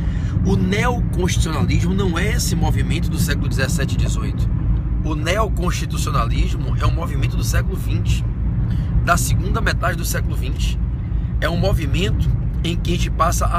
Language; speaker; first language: Portuguese; native; Portuguese